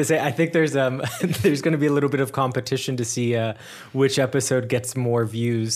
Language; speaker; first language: English; native; English